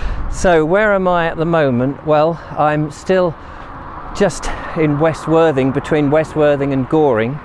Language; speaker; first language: English; native; English